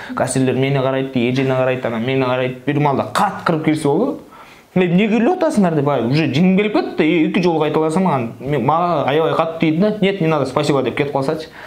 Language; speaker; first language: Kyrgyz; non-native, local second language; Russian